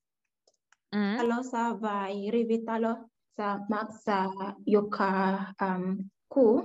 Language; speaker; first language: Finnish; non-native, learner; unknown